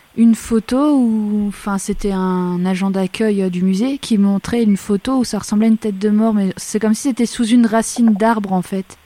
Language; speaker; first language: French; native; French